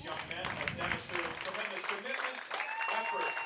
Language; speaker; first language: English; native; English